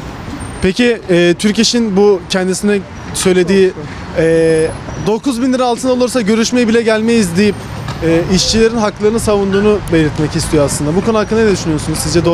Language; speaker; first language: Turkish; native; Turkish